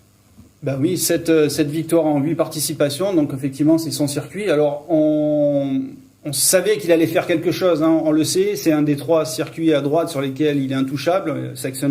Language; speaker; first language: French; native; French